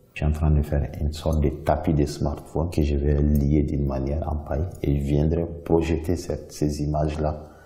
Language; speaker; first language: French; non-native, local second language; Bambara